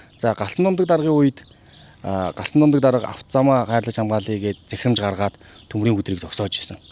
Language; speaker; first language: Mongolian; native; Mongolian